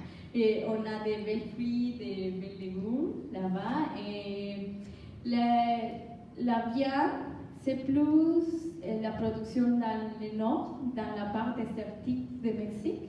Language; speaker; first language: French; non-native, learner; Spanish